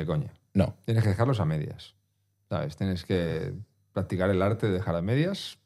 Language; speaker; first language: Spanish; native; Spanish